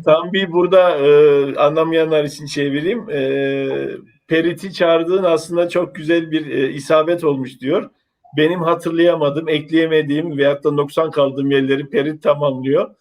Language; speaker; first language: Turkish; native; Turkish